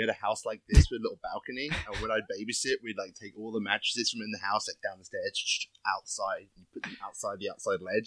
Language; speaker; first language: English; native; English